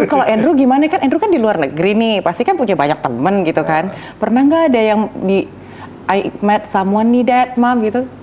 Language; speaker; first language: Indonesian; native; Indonesian